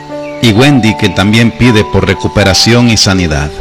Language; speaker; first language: Spanish; native; Spanish